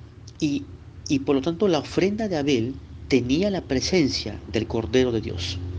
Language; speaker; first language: Spanish; native; Spanish